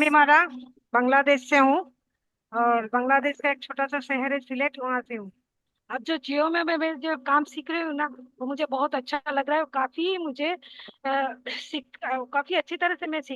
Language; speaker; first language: Hindi; non-native, fluent; Bangla